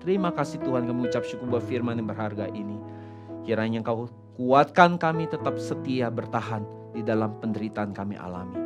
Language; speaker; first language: Indonesian; native; Indonesian